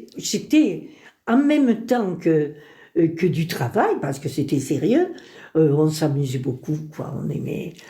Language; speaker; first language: French; early bilingual, other home language; Spanish